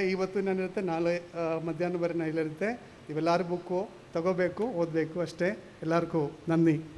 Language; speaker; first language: Kannada; non-native, learner; Malayalam